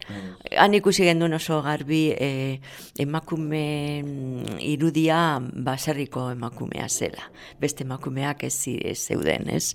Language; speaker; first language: Basque; non-native, local second language; Spanish